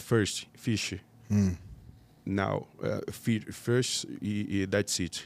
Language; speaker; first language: English; non-native, learner; Portuguese